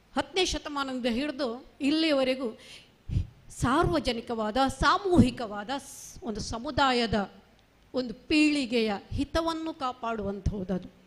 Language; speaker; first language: Kannada; non-native, local second language; Marathi